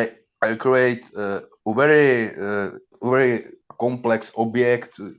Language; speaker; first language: English; non-native, learner; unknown